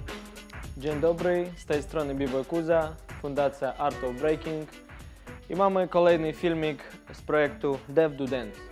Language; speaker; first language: Polish; non-native, fluent; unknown